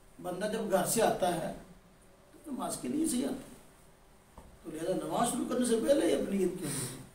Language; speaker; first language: Urdu; non-native, local second language; Punjabi